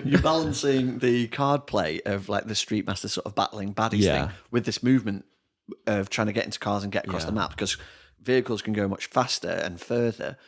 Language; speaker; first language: English; native; English